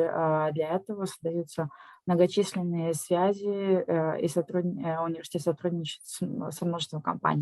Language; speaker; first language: Russian; native; Russian